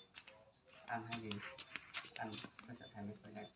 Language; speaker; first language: Thai; non-native, local second language; Hmong